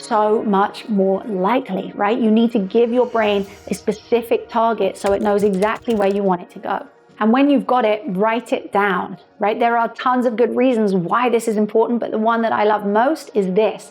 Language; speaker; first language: English; native; English